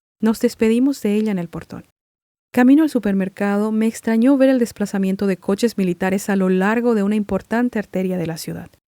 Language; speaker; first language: Spanish; non-native, local second language; Guarani